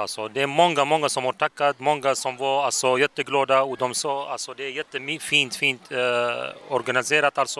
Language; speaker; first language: Swedish; non-native, fluent; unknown